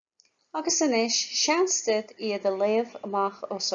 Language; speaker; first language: Irish; non-native, local second language; English